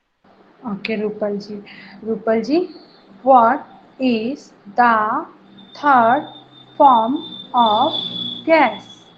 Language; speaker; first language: English; non-native, learner; Hindi